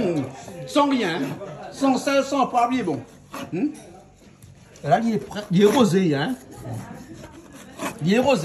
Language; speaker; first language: French; native; French